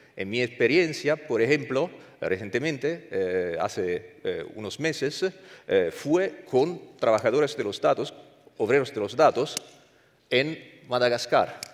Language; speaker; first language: Spanish; non-native, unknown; Italian